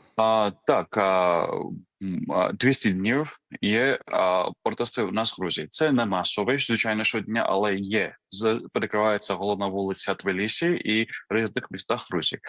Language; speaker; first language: Ukrainian; non-native, fluent; Georgian